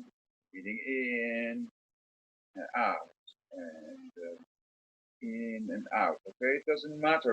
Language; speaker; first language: English; native; English